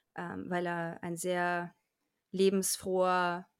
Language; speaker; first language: German; native; German